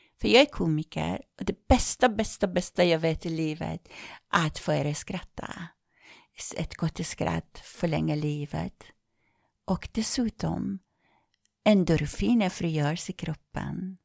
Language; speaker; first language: Swedish; non-native, fluent; Persian